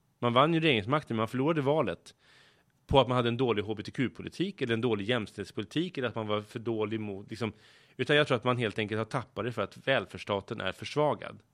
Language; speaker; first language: Swedish; native; Swedish